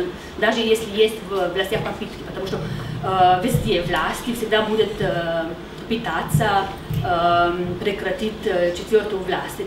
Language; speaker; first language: Russian; non-native, fluent; Slovenian